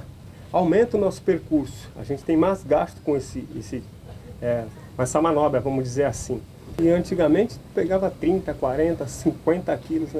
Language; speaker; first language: Portuguese; native; Portuguese